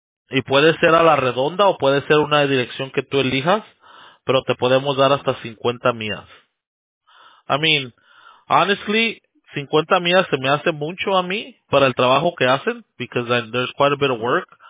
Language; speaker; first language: Spanish; early bilingual, heritage; Spanish